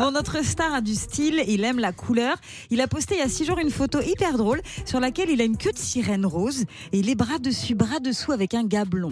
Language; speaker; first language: French; native; French